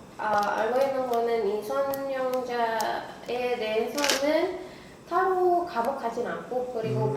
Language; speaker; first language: Korean; non-native, fluent; Indonesian